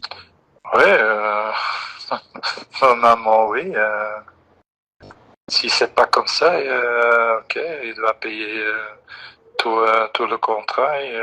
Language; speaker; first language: French; non-native, fluent; Dutch